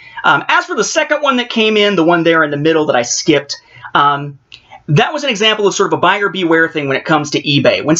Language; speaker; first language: English; native; English